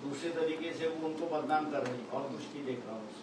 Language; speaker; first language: Hindi; non-native, local second language; Marathi